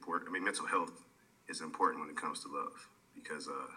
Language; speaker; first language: English; native; English